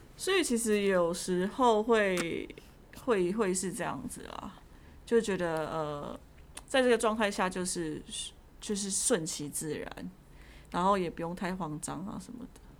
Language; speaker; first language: Chinese; native; Chinese